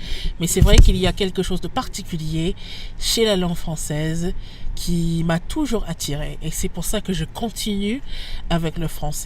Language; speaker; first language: French; non-native, fluent; English